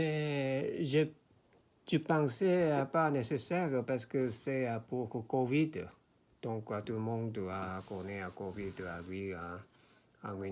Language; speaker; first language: French; non-native, learner; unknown